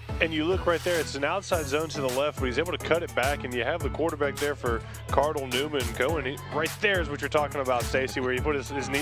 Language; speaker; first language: English; native; English